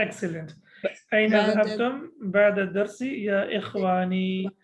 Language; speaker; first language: Arabic; non-native, fluent; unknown